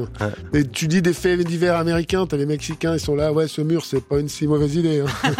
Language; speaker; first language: French; native; French